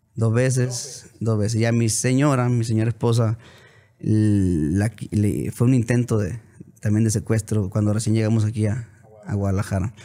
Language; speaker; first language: Spanish; native; Spanish